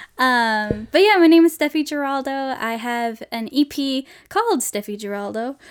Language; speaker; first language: English; non-native, fluent; Swedish